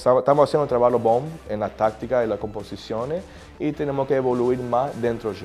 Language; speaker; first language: Spanish; early bilingual, heritage; English